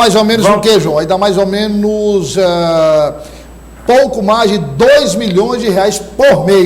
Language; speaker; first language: Portuguese; native; Portuguese